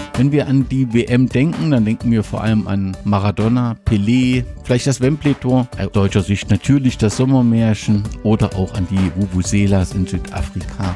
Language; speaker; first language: German; native; German